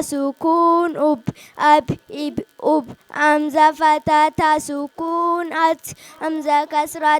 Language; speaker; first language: Arabic; non-native, learner; Oromo